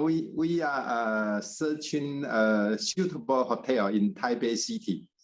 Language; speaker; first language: English; non-native, fluent; Chinese